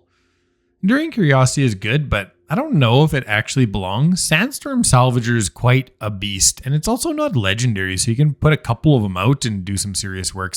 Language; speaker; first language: English; native; English